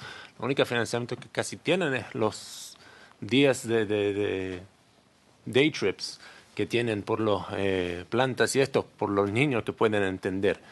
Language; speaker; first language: Spanish; non-native, learner; Hebrew